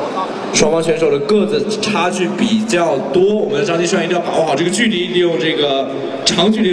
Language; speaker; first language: Chinese; native; Chinese